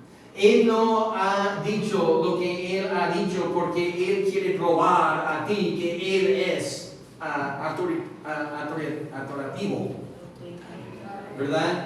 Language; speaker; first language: Spanish; non-native, fluent; English